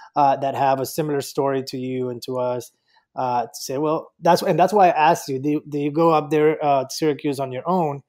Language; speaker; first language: English; non-native, fluent; Spanish